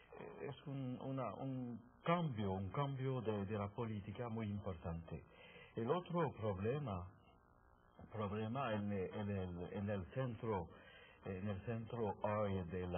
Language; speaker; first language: Spanish; non-native, fluent; French